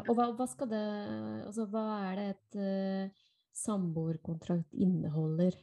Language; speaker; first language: Norwegian; non-native, fluent; Spanish